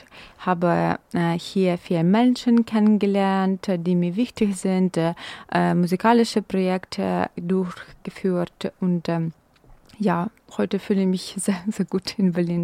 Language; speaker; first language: German; non-native, fluent; Ukrainian